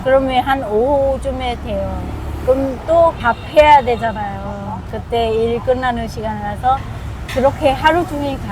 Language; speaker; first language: Korean; non-native, learner; Vietnamese